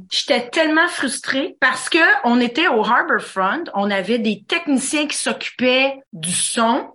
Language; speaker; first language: French; native; French